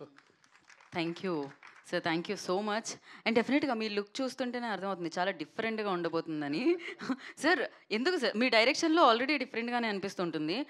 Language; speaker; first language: Telugu; native; Telugu